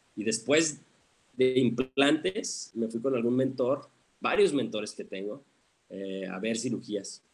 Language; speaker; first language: Spanish; early bilingual, heritage; Spanish